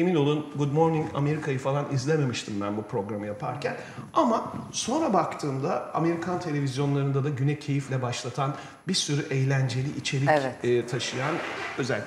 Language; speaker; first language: Turkish; native; Turkish